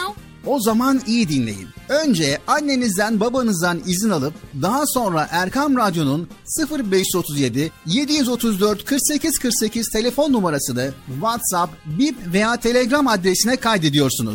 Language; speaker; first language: Turkish; native; Turkish